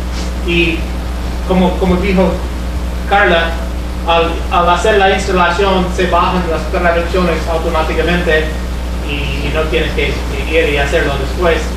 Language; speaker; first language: Spanish; non-native, fluent; English